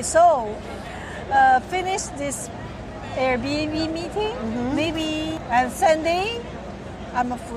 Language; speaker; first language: English; non-native, learner; Chinese